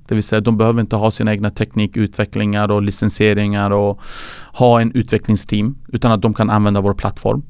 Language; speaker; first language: Swedish; early bilingual, other home language; Persian